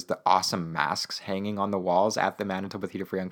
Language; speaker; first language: English; non-native, fluent; Ukrainian